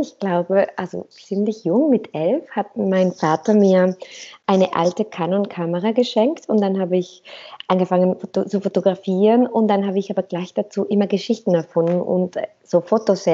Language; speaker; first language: German; non-native, fluent; Spanish